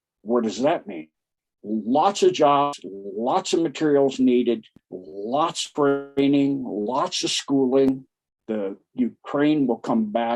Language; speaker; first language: English; native; English